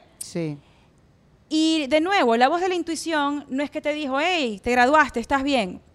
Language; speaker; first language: Spanish; native; Spanish